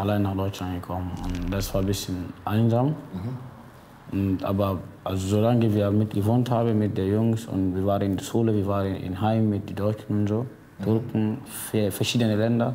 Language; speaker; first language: German; non-native, fluent; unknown